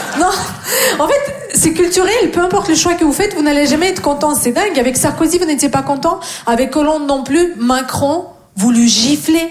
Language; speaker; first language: French; non-native, fluent; Russian